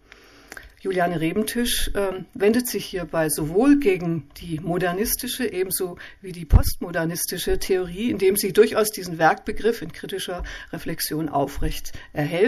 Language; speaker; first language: German; native; German